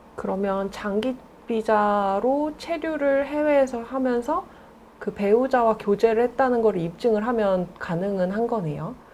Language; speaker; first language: Korean; native; Korean